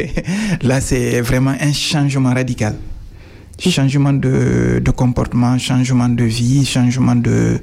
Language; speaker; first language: French; non-native, fluent; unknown